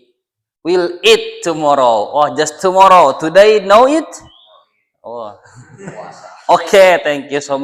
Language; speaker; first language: English; non-native, learner; Indonesian